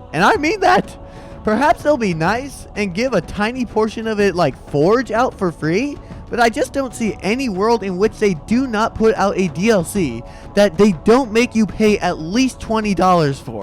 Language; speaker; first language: English; native; English